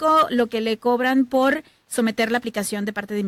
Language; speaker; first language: Spanish; native; Spanish